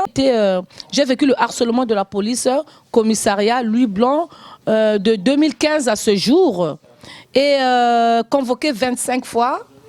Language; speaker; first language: French; non-native, local second language; Lingala